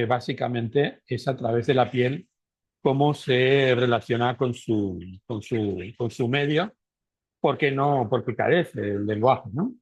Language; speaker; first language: Spanish; native; Spanish